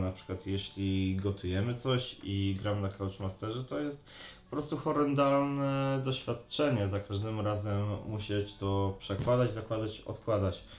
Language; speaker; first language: Polish; native; Polish